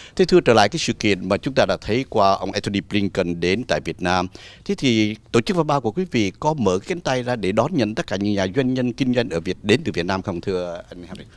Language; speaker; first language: Vietnamese; native; Vietnamese